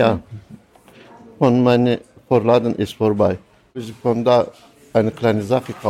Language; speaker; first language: German; non-native, learner; Turkish